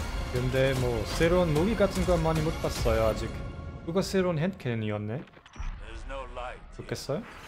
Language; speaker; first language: Korean; non-native, fluent; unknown